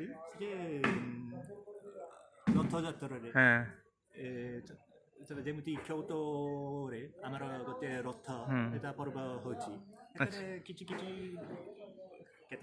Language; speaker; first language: Odia; non-native, fluent; Japanese